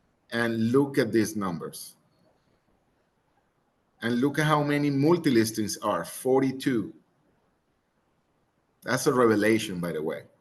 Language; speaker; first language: English; non-native, fluent; Spanish